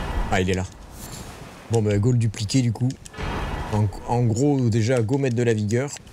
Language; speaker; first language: French; native; French